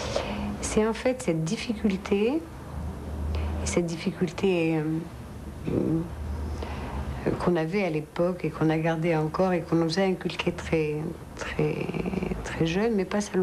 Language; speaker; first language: French; non-native, local second language; Arabic